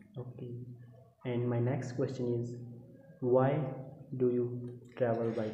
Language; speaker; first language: English; non-native, learner; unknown